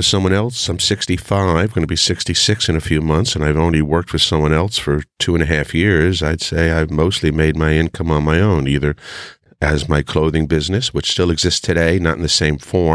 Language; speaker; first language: English; native; English